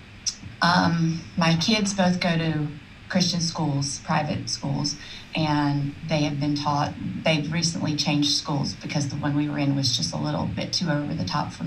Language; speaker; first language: English; native; English